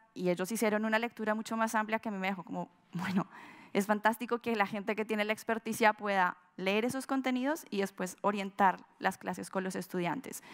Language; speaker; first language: Spanish; native; Spanish